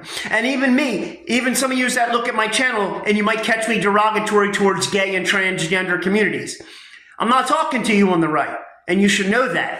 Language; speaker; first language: English; native; English